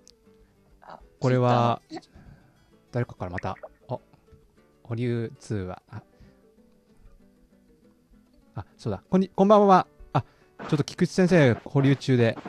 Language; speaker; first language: Japanese; native; Japanese